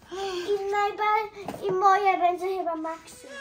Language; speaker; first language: Polish; early bilingual, heritage; Polish